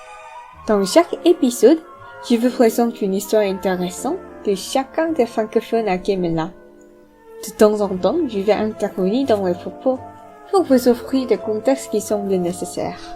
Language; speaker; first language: French; non-native, fluent; Korean